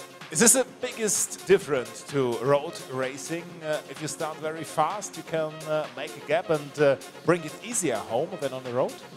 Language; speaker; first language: English; non-native, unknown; German